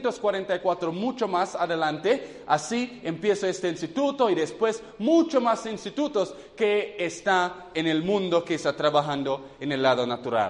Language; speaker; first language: Spanish; non-native, fluent; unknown